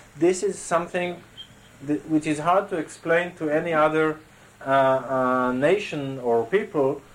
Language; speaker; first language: English; non-native, fluent; Hebrew